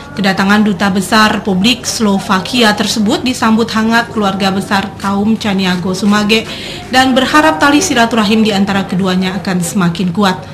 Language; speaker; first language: Indonesian; native; Indonesian